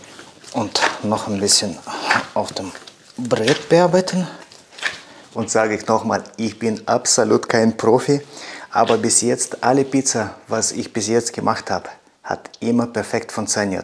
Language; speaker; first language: German; non-native, fluent; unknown